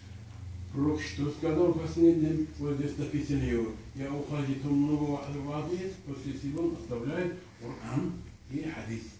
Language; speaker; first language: Russian; non-native, local second language; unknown